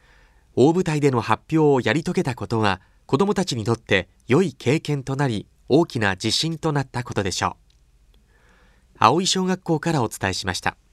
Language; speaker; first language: Japanese; native; Japanese